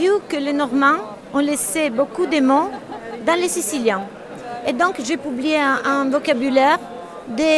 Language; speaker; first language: French; non-native, fluent; Italian